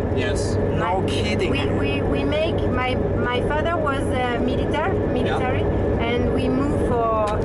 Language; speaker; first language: English; non-native, fluent; Chinese